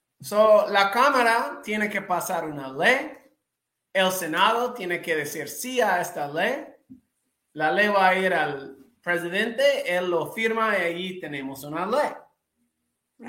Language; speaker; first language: Spanish; non-native, fluent; English